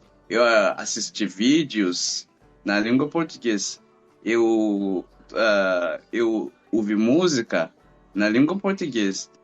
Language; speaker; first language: Portuguese; non-native, fluent; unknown